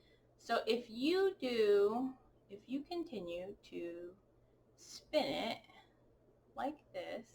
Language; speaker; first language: English; native; English